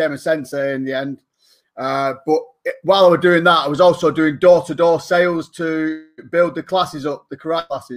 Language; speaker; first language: English; native; English